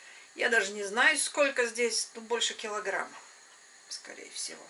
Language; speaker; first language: Russian; non-native, local second language; Latvian